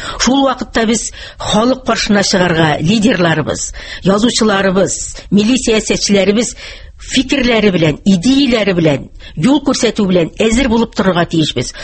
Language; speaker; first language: Tatar; native; Tatar